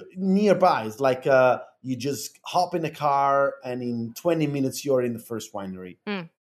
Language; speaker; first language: English; non-native, fluent; Italian